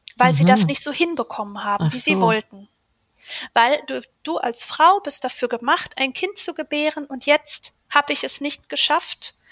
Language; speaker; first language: German; native; German